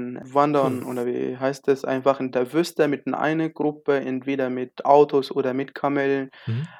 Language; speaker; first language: German; non-native, learner; Arabic